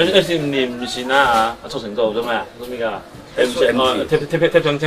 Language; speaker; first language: Chinese; native; Chinese